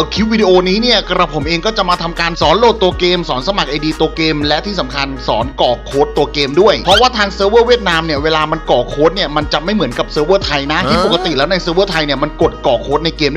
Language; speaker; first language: Thai; native; Thai